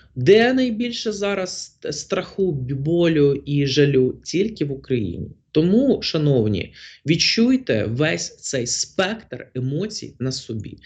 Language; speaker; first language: Ukrainian; non-native, local second language; Russian